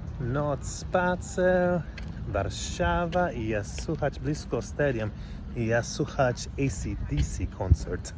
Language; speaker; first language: Polish; non-native, learner; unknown